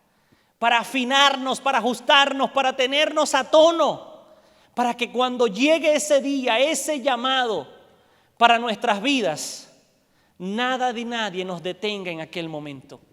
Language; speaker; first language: Spanish; native; Spanish